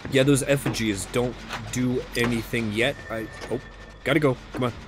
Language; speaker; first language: English; native; English